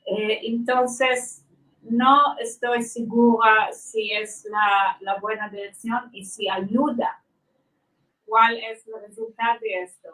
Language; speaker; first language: Spanish; non-native, fluent; Hebrew